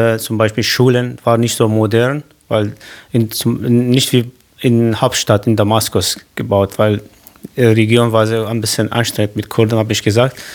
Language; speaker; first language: German; non-native, learner; Kurdish